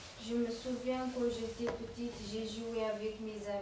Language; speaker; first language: French; non-native, learner; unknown